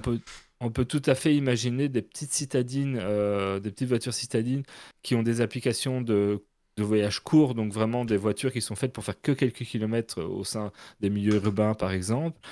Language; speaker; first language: French; native; French